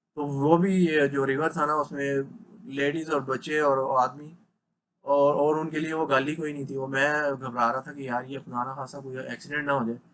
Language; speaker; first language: Urdu; non-native, local second language; Punjabi